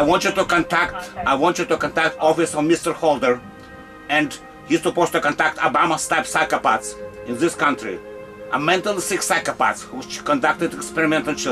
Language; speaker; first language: English; non-native, learner; Russian